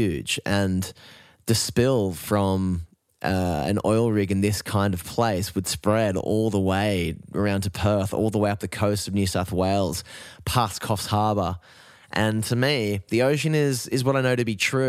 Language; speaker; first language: English; native; English